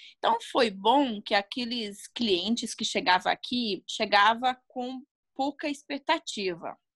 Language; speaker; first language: Portuguese; non-native, fluent; Hungarian